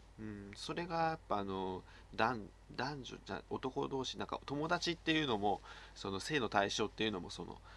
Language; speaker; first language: Japanese; native; Japanese